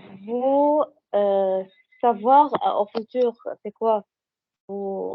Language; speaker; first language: French; non-native, learner; Arabic